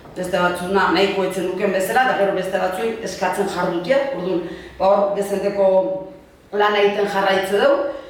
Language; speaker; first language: Basque; native; Basque